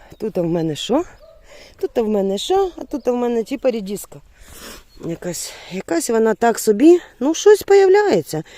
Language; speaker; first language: Ukrainian; non-native, local second language; Russian